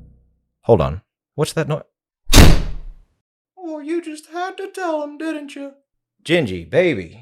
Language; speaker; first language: English; native; English